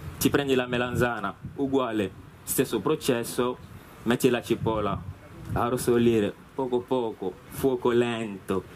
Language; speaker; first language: Italian; non-native, fluent; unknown